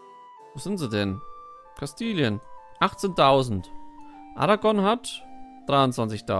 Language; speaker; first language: German; native; German